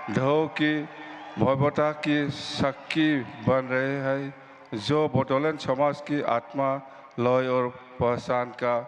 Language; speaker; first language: Hindi; non-native, local second language; Bodo